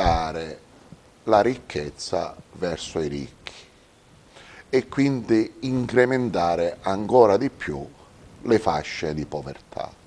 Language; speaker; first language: Italian; native; Italian